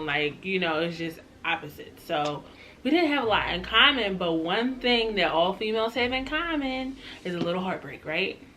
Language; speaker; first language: English; native; English